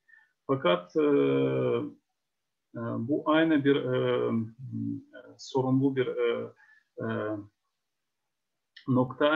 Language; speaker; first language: Turkish; non-native, fluent; Ukrainian